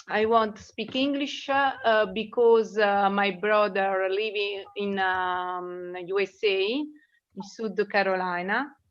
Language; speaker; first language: English; non-native, learner; Italian